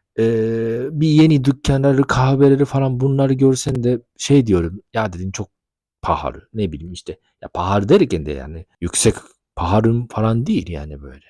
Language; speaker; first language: Turkish; non-native, fluent; Japanese